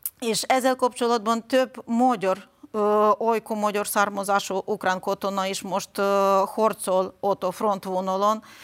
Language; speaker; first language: Hungarian; non-native, fluent; Ukrainian